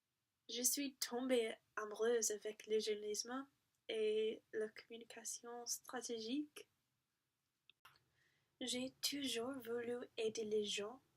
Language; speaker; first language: French; non-native, learner; English